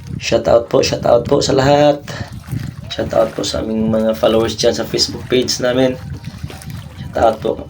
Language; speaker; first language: Filipino; non-native, local second language; Cebuano